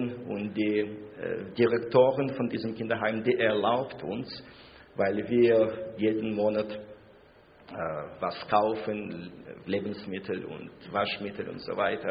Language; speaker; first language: German; non-native, fluent; Russian